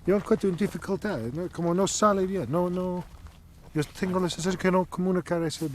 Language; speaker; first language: Spanish; non-native, learner; English